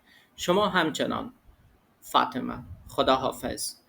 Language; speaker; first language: Persian; native; Persian